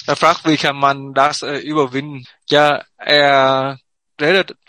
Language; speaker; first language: German; non-native, learner; Vietnamese